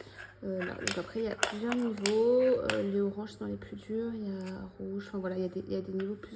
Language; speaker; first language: French; native; French